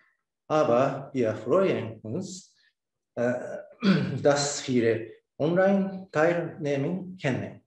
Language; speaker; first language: German; non-native, learner; Japanese